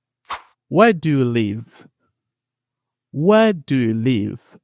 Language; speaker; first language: English; non-native, fluent; Bangla